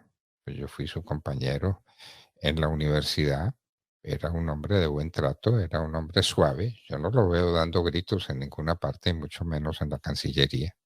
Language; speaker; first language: Spanish; native; Spanish